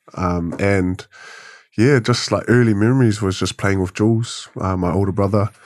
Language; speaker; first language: English; native; English